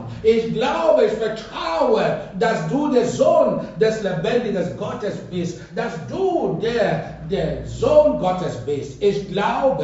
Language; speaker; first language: German; non-native, fluent; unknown